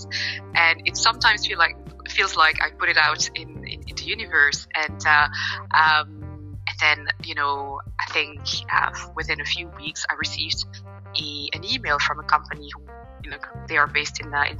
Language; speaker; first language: English; non-native, fluent; French